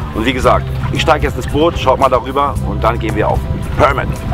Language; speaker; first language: German; native; German